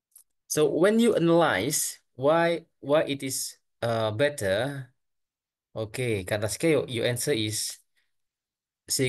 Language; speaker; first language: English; non-native, fluent; Indonesian